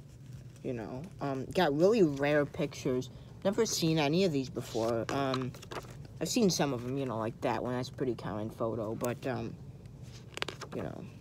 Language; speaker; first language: English; native; English